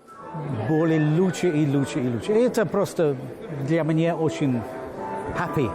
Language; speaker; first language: Russian; non-native, learner; English